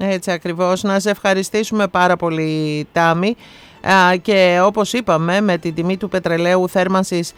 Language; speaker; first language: Greek; native; Greek